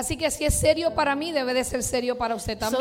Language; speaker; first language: Spanish; early bilingual, heritage; Spanish